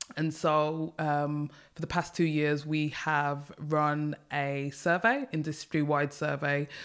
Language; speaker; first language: English; native; English